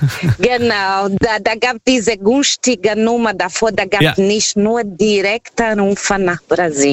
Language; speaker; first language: German; non-native, learner; Portuguese